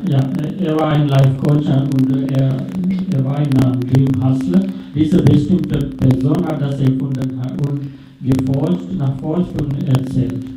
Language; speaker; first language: German; non-native, fluent; Sinhala